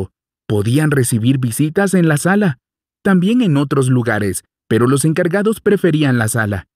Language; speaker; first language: Spanish; native; Spanish